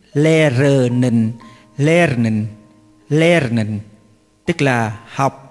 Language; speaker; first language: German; non-native, learner; Vietnamese